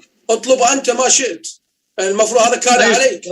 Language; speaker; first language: Arabic; native; Arabic